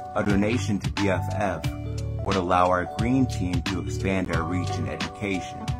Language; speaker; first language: English; native; English